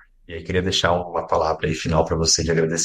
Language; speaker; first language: Portuguese; native; Portuguese